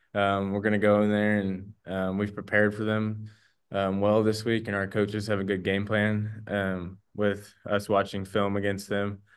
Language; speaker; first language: English; native; English